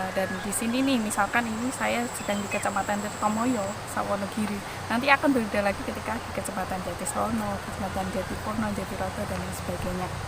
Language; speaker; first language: Indonesian; non-native, local second language; Javanese